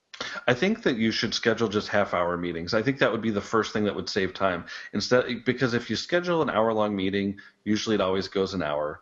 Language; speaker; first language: English; native; English